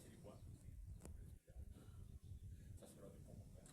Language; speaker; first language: French; non-native, local second language; Arabic